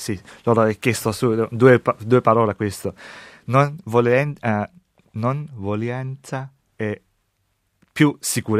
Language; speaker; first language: Italian; non-native, learner; Chinese